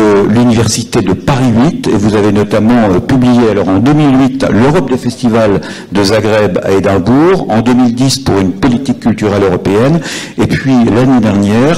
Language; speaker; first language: French; native; French